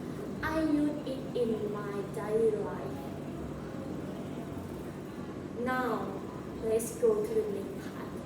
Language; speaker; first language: English; non-native, learner; Thai